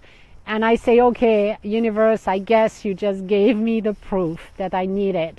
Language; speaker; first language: English; non-native, fluent; French